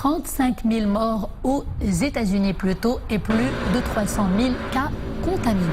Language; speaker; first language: French; non-native, local second language; Arabic